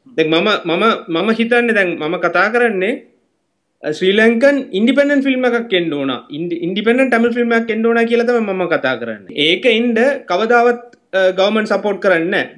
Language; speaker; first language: Sinhala; non-native, local second language; Tamil